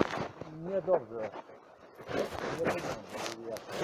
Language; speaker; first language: Polish; non-native, learner; Czech